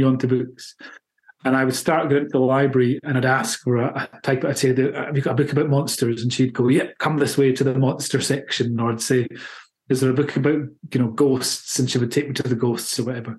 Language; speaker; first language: English; native; English